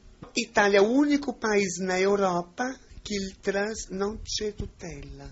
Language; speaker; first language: Italian; non-native, fluent; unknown